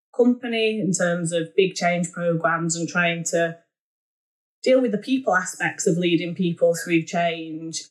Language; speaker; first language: English; native; English